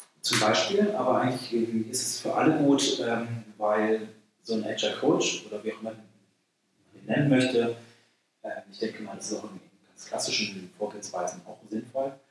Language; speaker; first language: German; native; German